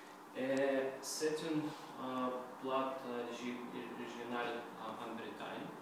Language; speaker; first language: French; non-native, learner; Russian